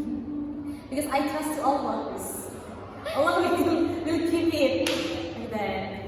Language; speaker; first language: English; non-native, learner; Indonesian